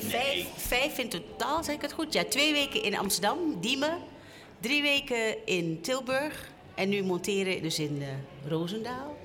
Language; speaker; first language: Dutch; native; Dutch